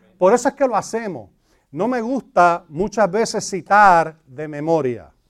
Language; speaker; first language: Spanish; early bilingual, heritage; Spanish